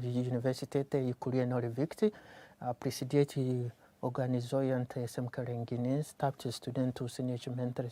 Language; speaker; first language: Lithuanian; non-native, learner; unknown